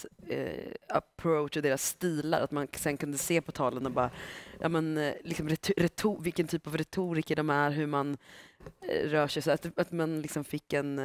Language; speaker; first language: Swedish; native; Swedish